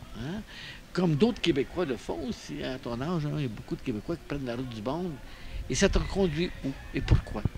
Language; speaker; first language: French; native; French